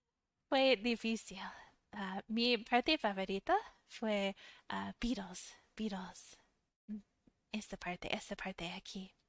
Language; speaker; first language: Spanish; non-native, fluent; English